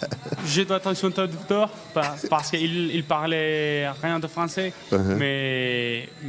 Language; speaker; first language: French; non-native, learner; Spanish